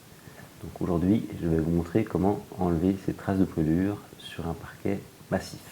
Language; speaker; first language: French; native; French